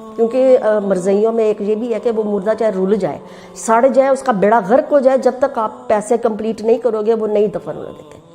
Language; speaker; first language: Urdu; native; Urdu